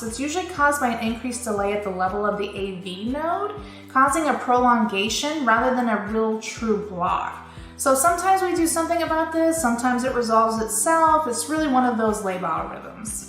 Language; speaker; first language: English; native; English